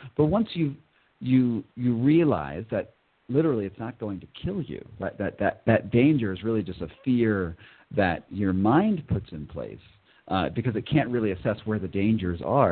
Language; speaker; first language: English; native; English